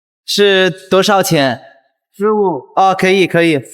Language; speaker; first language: Chinese; non-native, fluent; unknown